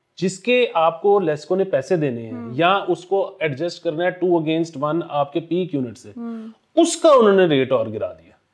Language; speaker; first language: Urdu; native; Urdu